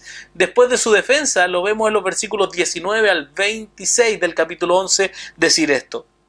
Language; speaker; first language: Spanish; native; Spanish